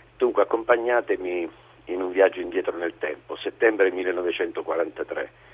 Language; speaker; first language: Italian; native; Italian